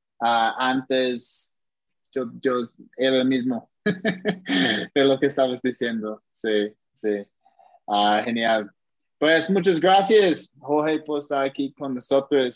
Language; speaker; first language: Spanish; non-native, fluent; English